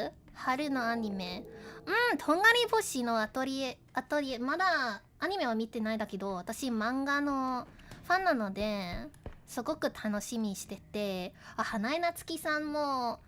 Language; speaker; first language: Japanese; non-native, learner; English